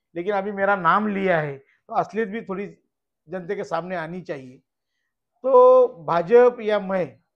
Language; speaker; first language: Hindi; non-native, local second language; Marathi